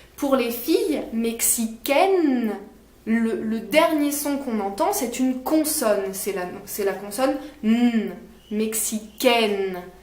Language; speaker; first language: French; native; French